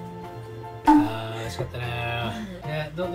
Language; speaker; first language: Japanese; native; Japanese